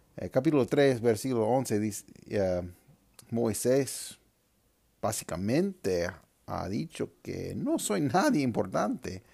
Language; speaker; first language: Spanish; non-native, fluent; English